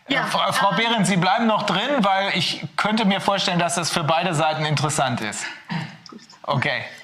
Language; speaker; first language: German; native; German